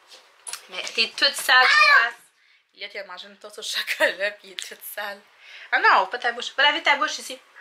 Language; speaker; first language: French; native; French